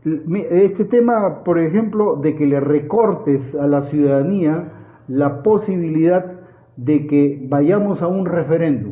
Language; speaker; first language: Spanish; native; Spanish